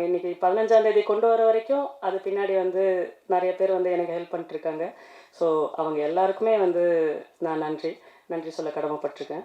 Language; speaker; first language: Tamil; native; Tamil